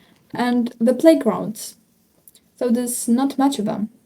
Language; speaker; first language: English; non-native, fluent; Ukrainian